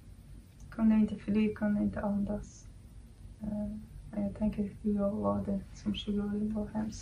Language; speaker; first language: Swedish; non-native, fluent; Kurdish